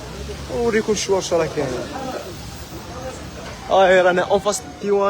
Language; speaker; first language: Arabic; native; Arabic